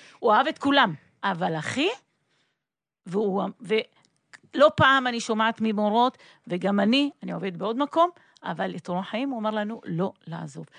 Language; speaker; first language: Hebrew; native; Hebrew